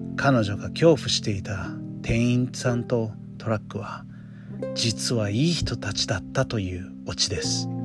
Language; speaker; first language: Japanese; non-native, fluent; English